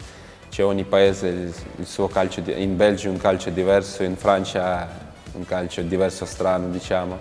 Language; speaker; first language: Italian; non-native, fluent; Ukrainian